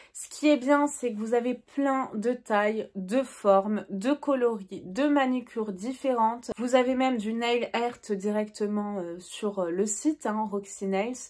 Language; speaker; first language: French; native; French